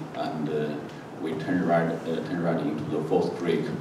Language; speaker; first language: English; non-native, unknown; Chinese